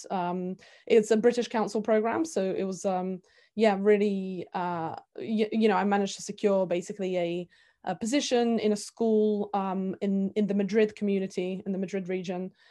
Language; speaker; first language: English; early bilingual, other home language; Bulgarian